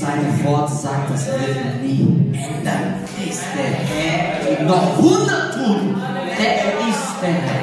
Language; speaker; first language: German; non-native, learner; Portuguese